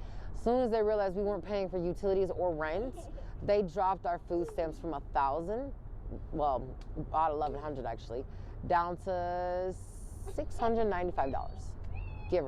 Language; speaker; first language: English; native; English